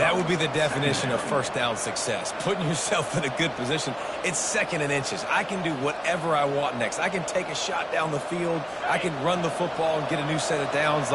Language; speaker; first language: English; native; English